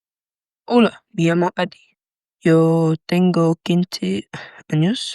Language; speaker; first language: Spanish; non-native, learner; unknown